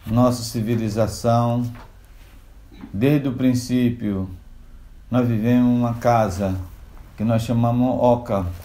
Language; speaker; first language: Portuguese; non-native, local second language; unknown